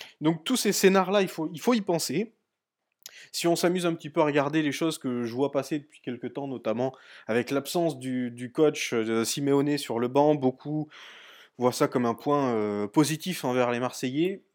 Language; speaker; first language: French; native; French